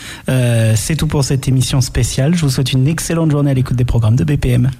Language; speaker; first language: French; native; French